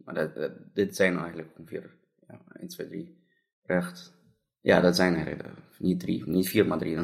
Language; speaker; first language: Dutch; non-native, fluent; Russian